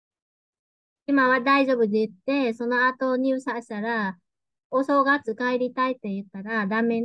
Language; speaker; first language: Japanese; non-native, fluent; Vietnamese